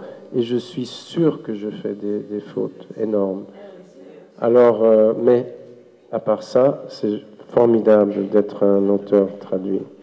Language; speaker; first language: French; non-native, fluent; German